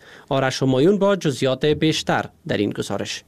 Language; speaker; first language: Persian; native; Persian